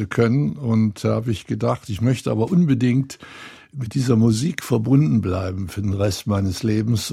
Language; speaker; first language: German; native; German